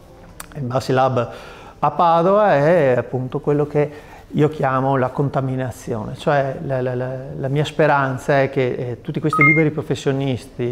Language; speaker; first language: Italian; native; Italian